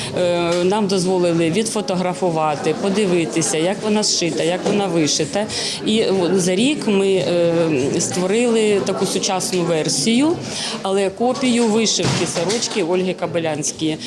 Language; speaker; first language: Ukrainian; native; Ukrainian